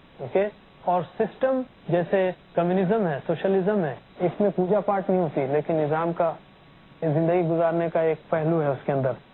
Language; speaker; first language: Urdu; native; Urdu